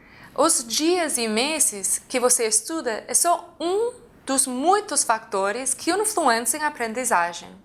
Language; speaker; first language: Portuguese; non-native, fluent; English